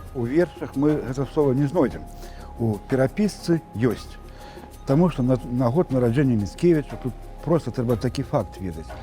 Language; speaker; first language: Belarusian; native; Belarusian